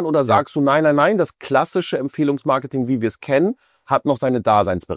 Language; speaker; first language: German; native; German